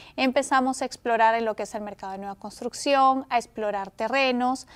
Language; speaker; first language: Spanish; native; Spanish